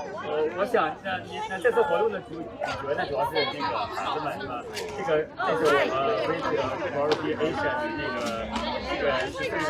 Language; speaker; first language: Chinese; native; Chinese